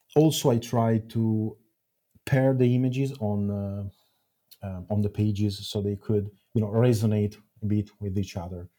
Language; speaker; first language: English; non-native, fluent; Italian